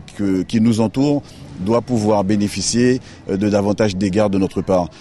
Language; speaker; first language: French; native; French